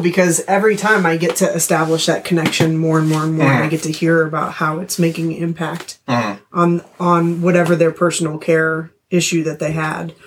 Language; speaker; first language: English; native; English